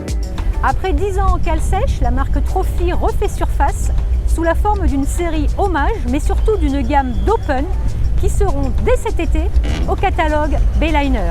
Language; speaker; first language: French; native; French